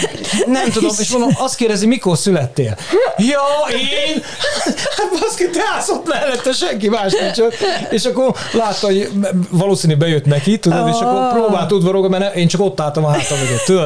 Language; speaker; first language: Hungarian; native; Hungarian